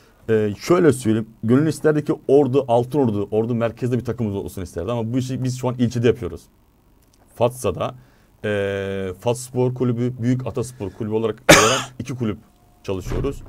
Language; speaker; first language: Turkish; native; Turkish